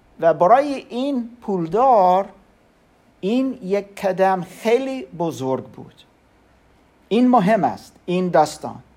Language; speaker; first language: Persian; non-native, learner; German